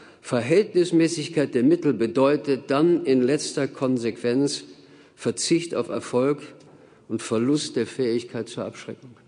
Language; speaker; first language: German; native; German